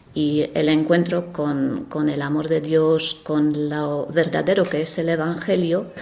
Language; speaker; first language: Spanish; non-native, fluent; Polish